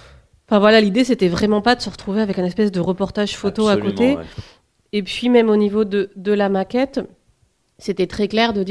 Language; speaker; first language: French; native; French